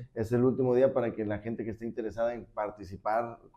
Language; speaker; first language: Spanish; native; Spanish